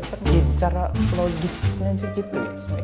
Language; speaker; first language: Indonesian; native; Indonesian